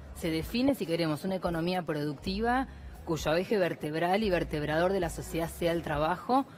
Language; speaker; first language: Spanish; native; Spanish